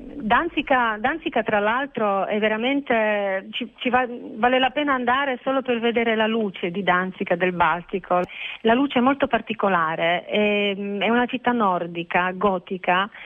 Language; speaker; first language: Italian; non-native, fluent; Polish